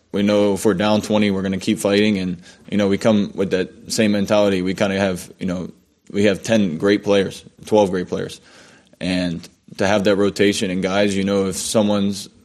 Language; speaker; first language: English; native; English